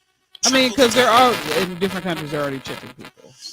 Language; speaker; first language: English; native; English